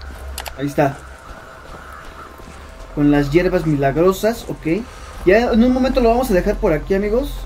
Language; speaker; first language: Spanish; native; Spanish